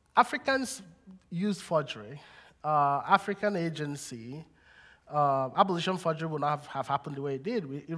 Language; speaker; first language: English; non-native, local second language; Igbo